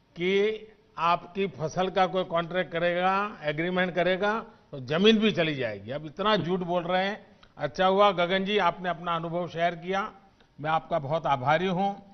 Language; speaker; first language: Hindi; non-native, local second language; Gujarati